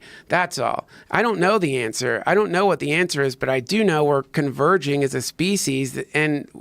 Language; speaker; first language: English; native; English